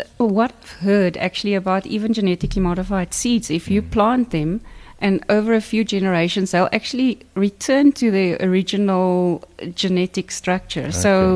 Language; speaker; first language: English; non-native, local second language; Afrikaans